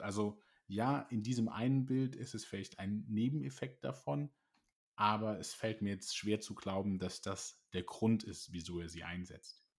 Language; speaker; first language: German; native; German